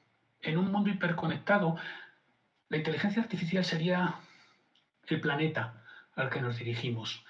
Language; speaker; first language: Spanish; native; Spanish